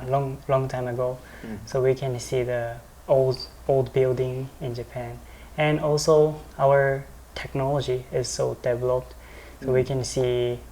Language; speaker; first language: English; non-native, learner; Japanese